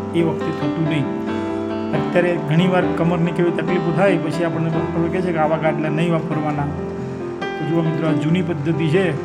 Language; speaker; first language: Gujarati; native; Gujarati